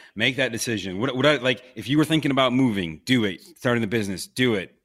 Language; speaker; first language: English; native; English